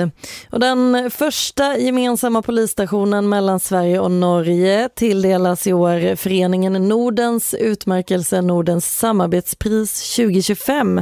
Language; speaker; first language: Swedish; native; Swedish